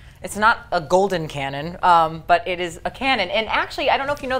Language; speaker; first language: English; native; English